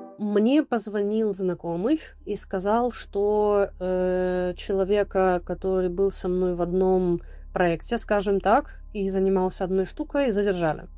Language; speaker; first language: Russian; native; Russian